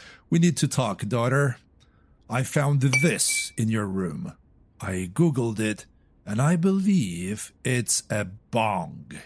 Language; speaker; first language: English; non-native, fluent; Polish